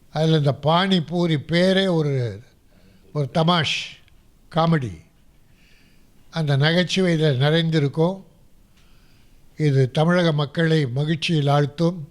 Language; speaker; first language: Tamil; native; Tamil